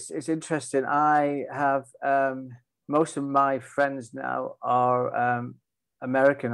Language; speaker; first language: English; native; English